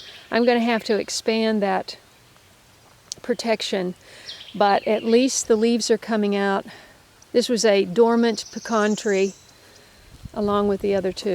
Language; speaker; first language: English; native; English